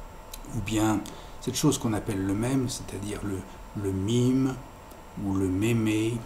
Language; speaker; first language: French; native; French